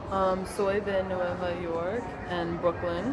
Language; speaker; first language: Spanish; non-native, learner; English